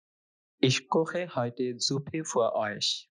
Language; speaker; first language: German; non-native, fluent; Bangla